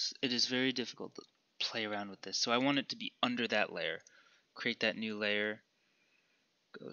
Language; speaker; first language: English; native; English